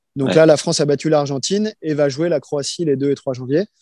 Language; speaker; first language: French; native; French